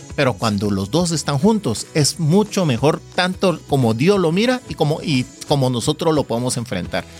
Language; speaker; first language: Spanish; non-native, fluent; Korean